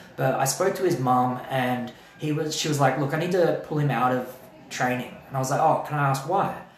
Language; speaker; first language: English; native; English